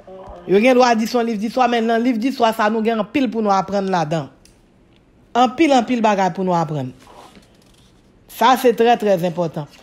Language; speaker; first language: French; non-native, local second language; Haitian Creole